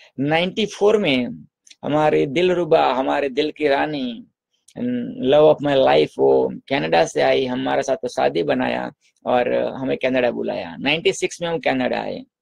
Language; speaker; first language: Hindi; non-native, local second language; Gujarati